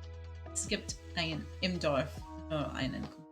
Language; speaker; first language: German; non-native, learner; Spanish